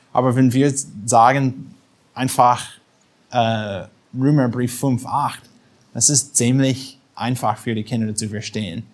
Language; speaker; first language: German; non-native, fluent; English